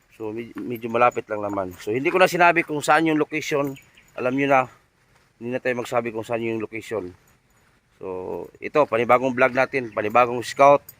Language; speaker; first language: Filipino; non-native, local second language; Cebuano